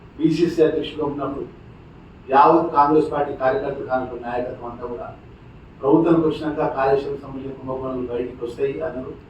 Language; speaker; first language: Telugu; native; Telugu